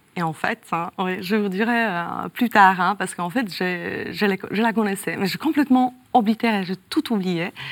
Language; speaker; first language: French; non-native, fluent; Polish